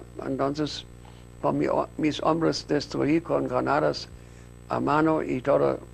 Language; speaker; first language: Spanish; non-native, fluent; German